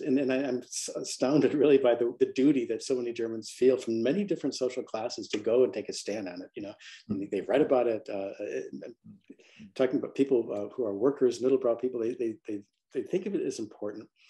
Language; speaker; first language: English; native; English